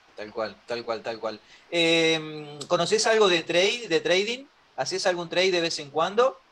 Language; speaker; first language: Spanish; native; Spanish